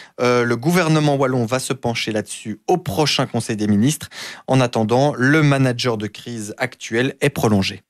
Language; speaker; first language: French; native; French